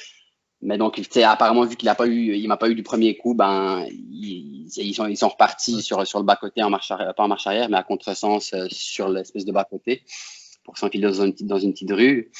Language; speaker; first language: French; native; French